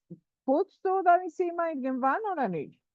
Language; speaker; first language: German; non-native, fluent; Spanish